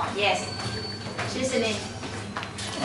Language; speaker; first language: English; non-native, learner; Vietnamese